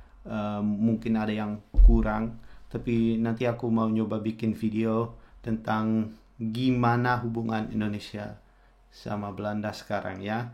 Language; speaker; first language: Indonesian; non-native, fluent; Dutch